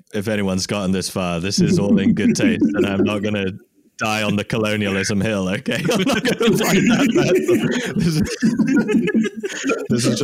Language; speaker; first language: English; native; English